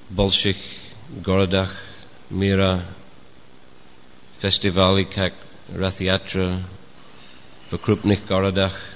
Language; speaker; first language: Russian; non-native, fluent; English